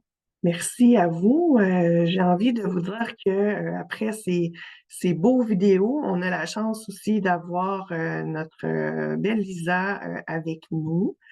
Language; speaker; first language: French; native; French